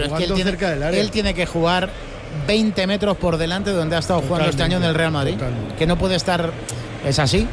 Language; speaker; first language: Spanish; native; Spanish